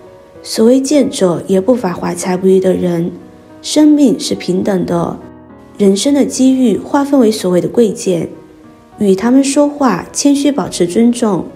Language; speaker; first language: Chinese; native; Chinese